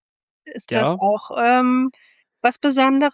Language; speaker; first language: German; native; German